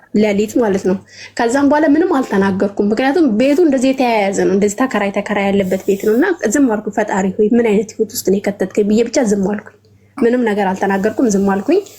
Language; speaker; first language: Amharic; native; Amharic